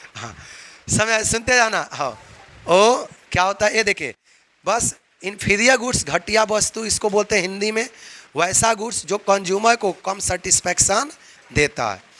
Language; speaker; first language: Hindi; native; Hindi